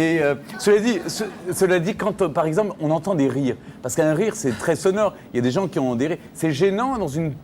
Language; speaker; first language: French; native; French